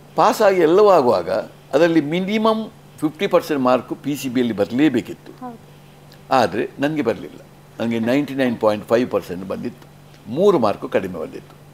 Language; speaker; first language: Kannada; non-native, local second language; Tulu